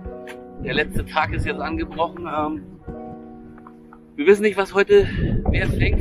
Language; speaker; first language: German; native; German